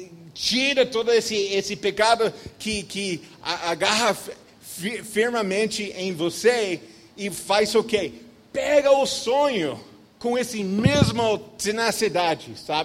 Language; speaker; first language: Portuguese; non-native, fluent; English